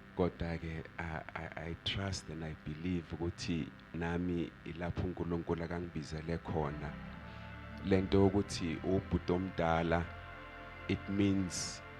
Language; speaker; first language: Zulu; native; Zulu